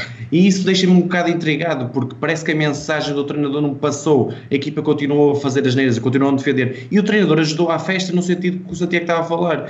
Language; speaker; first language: Portuguese; native; Portuguese